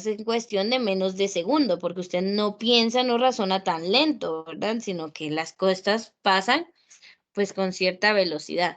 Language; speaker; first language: Spanish; native; Spanish